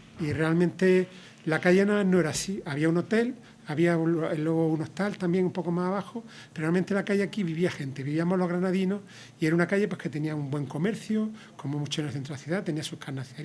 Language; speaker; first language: Spanish; native; Spanish